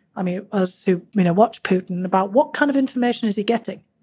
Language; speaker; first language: English; native; English